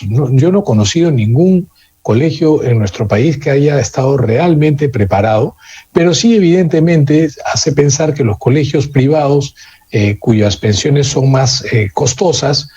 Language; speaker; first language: Spanish; native; Spanish